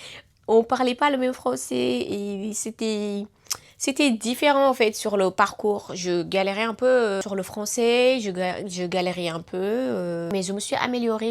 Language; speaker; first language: French; non-native, local second language; Wolof